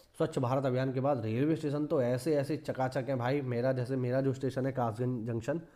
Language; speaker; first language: Hindi; native; Hindi